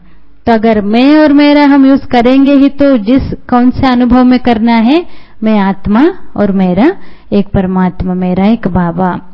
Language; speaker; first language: Hindi; native; Hindi